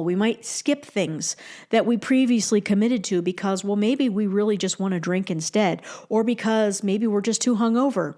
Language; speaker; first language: English; native; English